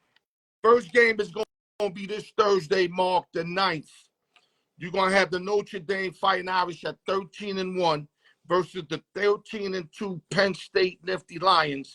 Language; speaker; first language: English; native; English